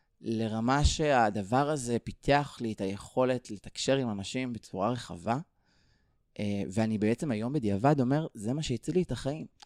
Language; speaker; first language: Hebrew; native; Hebrew